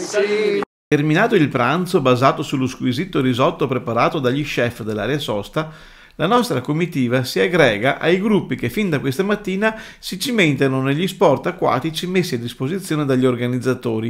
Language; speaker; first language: Italian; native; Italian